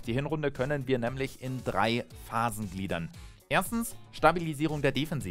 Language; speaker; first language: German; native; German